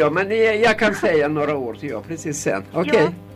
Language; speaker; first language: Swedish; non-native, learner; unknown